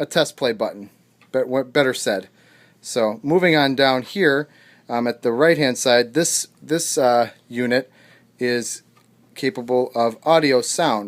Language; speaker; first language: English; native; English